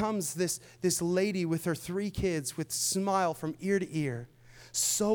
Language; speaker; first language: English; native; English